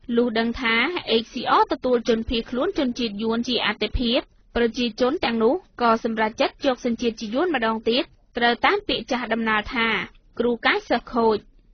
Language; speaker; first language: Khmer; native; Khmer